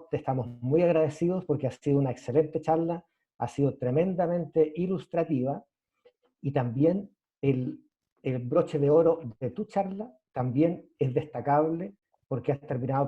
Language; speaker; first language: Spanish; native; Spanish